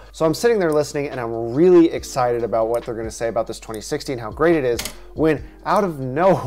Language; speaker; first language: English; native; English